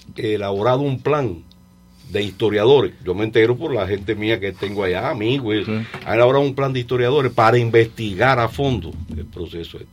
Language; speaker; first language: Spanish; native; Spanish